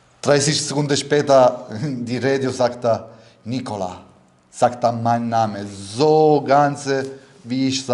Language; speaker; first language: German; non-native, learner; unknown